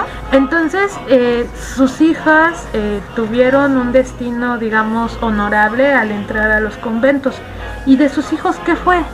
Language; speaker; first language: Spanish; native; Spanish